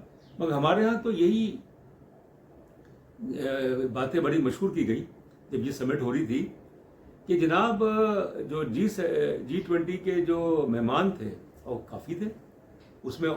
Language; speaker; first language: Urdu; native; Urdu